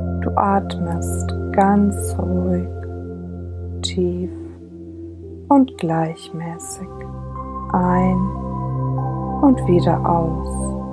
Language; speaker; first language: German; native; German